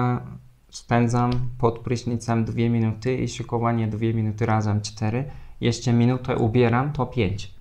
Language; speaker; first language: Polish; non-native, fluent; Turkish